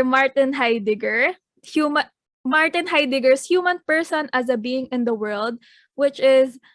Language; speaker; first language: English; non-native, local second language; Filipino